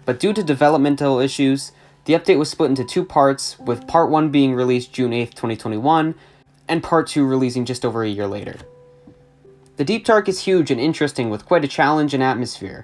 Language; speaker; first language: English; native; English